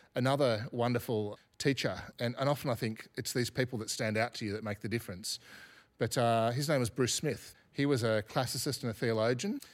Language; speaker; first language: English; native; English